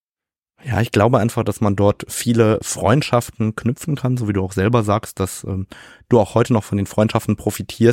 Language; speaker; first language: German; native; German